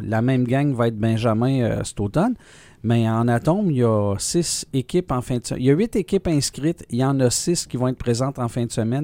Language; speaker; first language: French; native; French